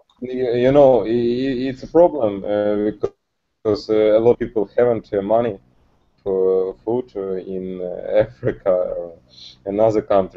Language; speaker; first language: English; non-native, learner; Russian